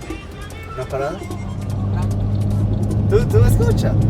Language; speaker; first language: Spanish; non-native, learner; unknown